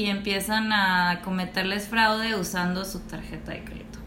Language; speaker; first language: Spanish; native; Spanish